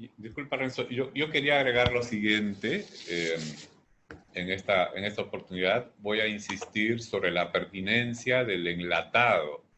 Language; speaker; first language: Spanish; native; Spanish